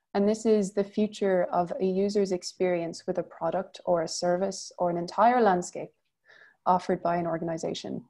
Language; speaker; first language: English; native; English